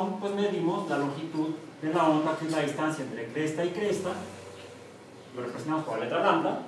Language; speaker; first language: Spanish; native; Spanish